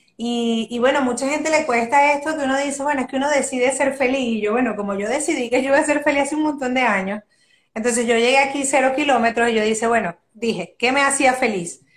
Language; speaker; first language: Spanish; native; Spanish